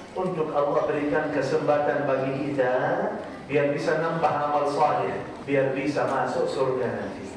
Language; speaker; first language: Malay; non-native, fluent; Arabic